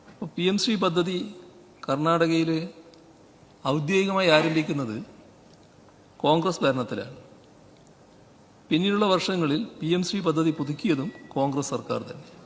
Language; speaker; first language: Malayalam; native; Malayalam